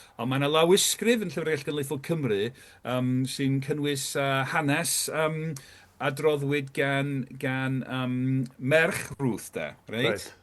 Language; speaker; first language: Welsh; non-native, fluent; English